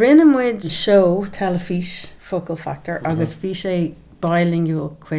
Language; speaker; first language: Irish; non-native, local second language; English